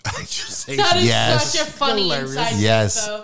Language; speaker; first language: English; native; English